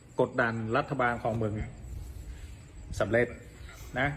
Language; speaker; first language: Thai; native; Thai